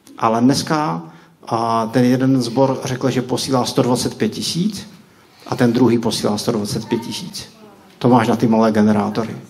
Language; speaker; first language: Czech; native; Czech